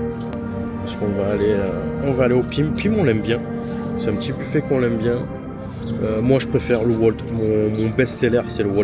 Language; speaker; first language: French; native; French